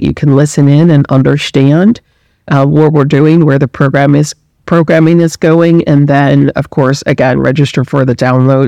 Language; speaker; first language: English; native; English